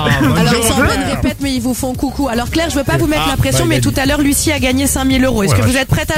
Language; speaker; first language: French; native; French